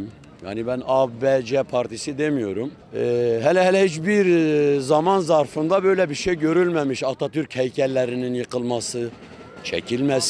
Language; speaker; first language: Turkish; native; Turkish